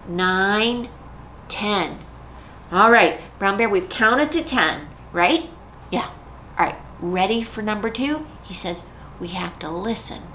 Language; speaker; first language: English; native; English